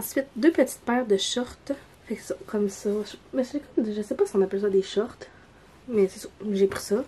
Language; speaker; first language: French; native; French